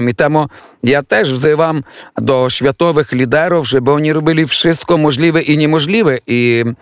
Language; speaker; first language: Polish; non-native, fluent; Ukrainian